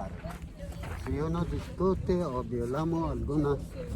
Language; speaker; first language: Spanish; non-native, local second language; Ticuna